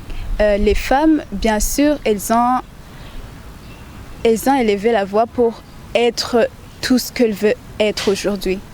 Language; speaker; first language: French; non-native, local second language; Rundi